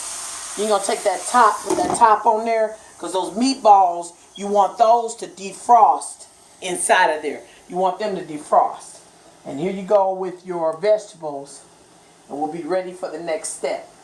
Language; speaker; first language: English; native; English